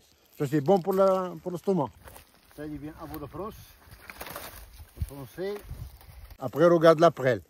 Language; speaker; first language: French; non-native, learner; Arabic